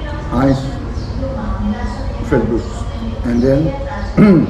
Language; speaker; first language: English; non-native, learner; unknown